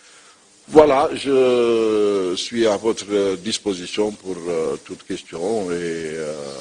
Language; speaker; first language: French; non-native, local second language; Arabic